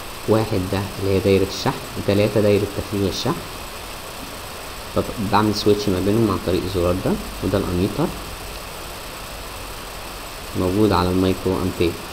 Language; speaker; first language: Arabic; native; Arabic